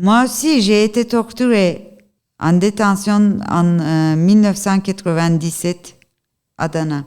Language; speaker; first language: French; non-native, learner; Turkish